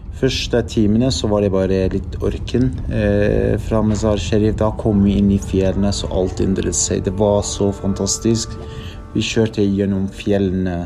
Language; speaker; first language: Norwegian; non-native, fluent; Persian